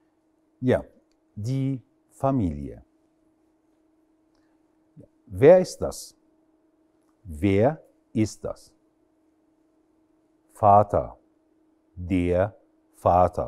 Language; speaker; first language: German; non-native, fluent; Arabic